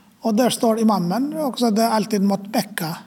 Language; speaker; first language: Swedish; non-native, fluent; Arabic